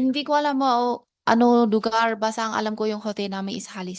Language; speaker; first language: Filipino; non-native, learner; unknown